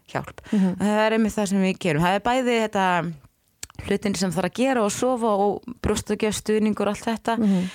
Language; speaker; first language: Icelandic; non-native, fluent; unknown